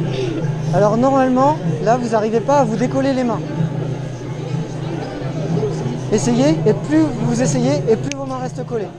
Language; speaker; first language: French; native; French